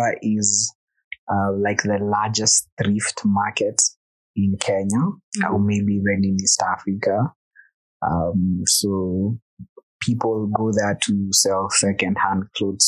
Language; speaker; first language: English; non-native, local second language; Swahili